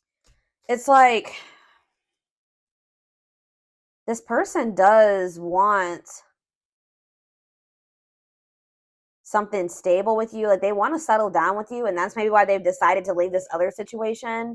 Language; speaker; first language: English; native; English